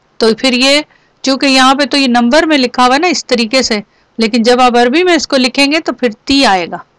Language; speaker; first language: Urdu; native; Urdu